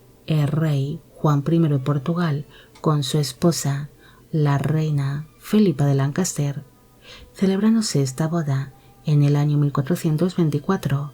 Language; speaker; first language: Spanish; native; Spanish